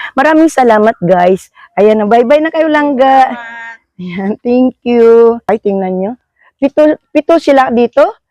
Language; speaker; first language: Filipino; non-native, local second language; Hiligaynon